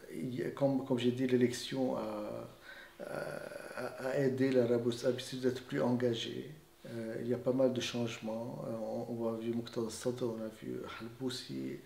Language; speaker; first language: French; non-native, fluent; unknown